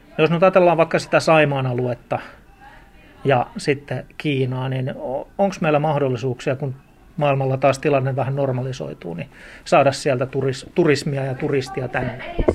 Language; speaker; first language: Finnish; native; Finnish